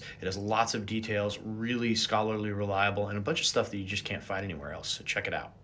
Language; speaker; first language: English; native; English